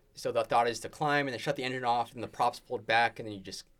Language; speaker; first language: English; native; English